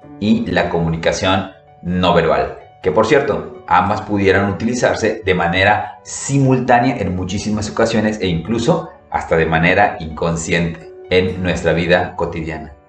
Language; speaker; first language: Spanish; native; Spanish